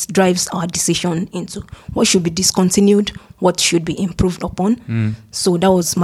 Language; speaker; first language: English; non-native, local second language; Yoruba